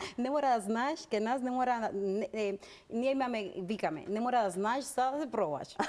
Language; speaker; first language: Macedonian; non-native, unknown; Spanish